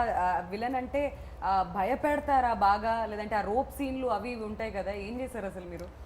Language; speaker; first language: Telugu; native; Telugu